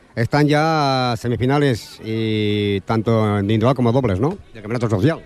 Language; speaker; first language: Spanish; native; Spanish